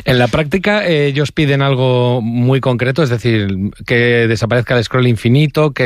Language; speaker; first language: Spanish; native; Spanish